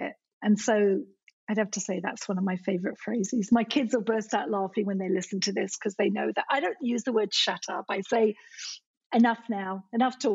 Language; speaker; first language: English; native; English